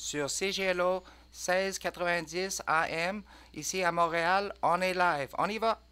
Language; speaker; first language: French; non-native, learner; English